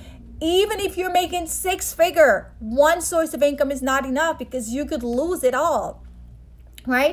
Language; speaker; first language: English; native; English